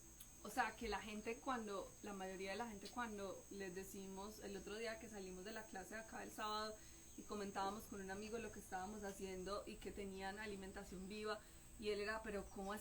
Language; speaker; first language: Spanish; native; Spanish